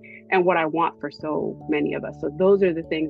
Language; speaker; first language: English; native; English